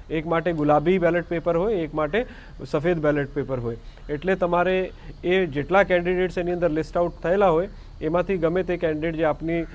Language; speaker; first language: Gujarati; non-native, local second language; Hindi